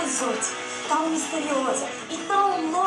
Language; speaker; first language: Portuguese; non-native, learner; Russian